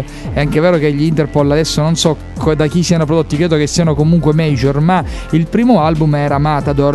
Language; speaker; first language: Italian; native; Italian